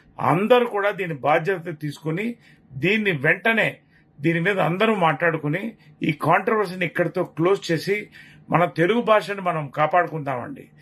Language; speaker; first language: Telugu; native; Telugu